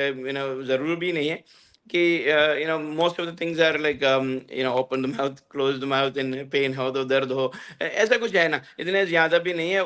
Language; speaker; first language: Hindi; non-native, local second language; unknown